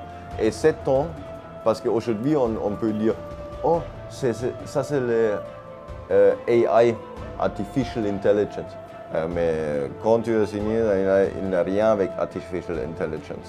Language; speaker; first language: French; non-native, learner; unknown